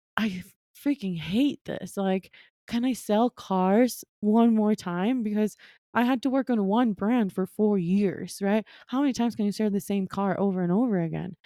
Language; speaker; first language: English; non-native, fluent; Spanish